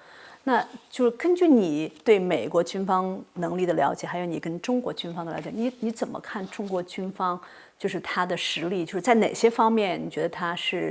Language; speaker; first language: Chinese; native; Chinese